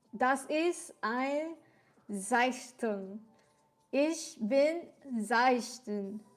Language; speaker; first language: German; non-native, learner; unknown